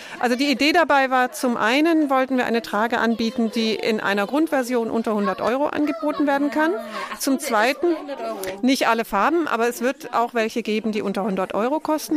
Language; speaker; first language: German; native; German